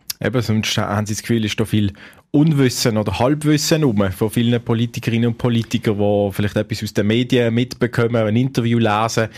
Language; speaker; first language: German; native; German